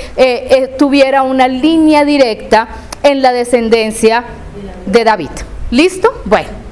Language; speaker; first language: Spanish; native; Spanish